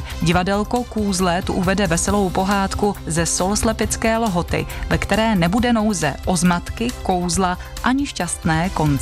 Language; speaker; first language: Czech; native; Czech